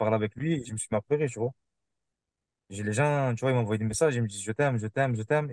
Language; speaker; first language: French; native; French